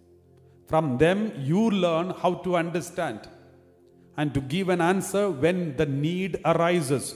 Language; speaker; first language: English; non-native, local second language; Malayalam